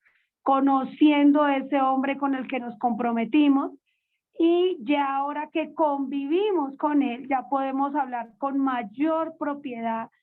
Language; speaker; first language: Spanish; native; Spanish